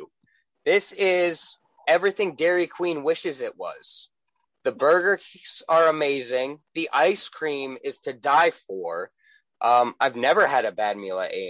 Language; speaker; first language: English; native; English